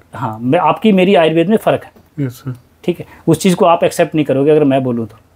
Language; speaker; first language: Hindi; native; Hindi